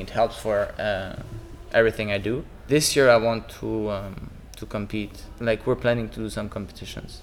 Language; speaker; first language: English; non-native, fluent; French